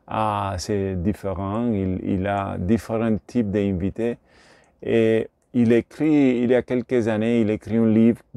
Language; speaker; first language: French; non-native, learner; Spanish